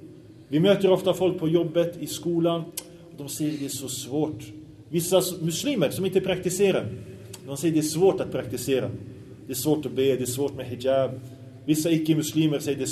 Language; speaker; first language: Swedish; early bilingual, other home language; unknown